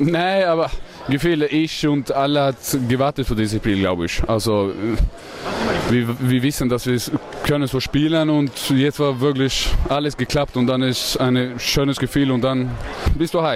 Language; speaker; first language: German; non-native, learner; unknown